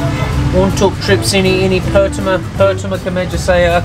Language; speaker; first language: Indonesian; non-native, learner; English